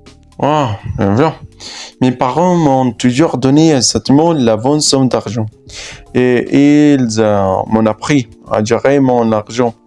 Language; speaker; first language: French; non-native, learner; Spanish